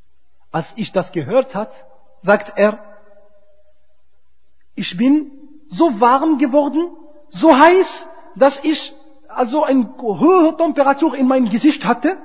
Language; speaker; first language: German; non-native, fluent; Arabic